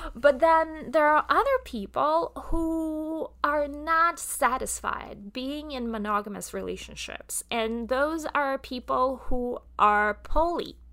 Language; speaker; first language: English; non-native, fluent; Russian